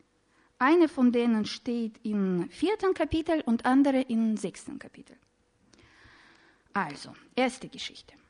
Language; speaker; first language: German; non-native, fluent; Russian